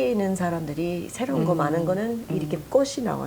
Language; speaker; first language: Korean; non-native, fluent; English